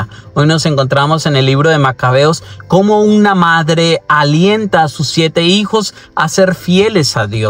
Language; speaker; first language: Spanish; native; Spanish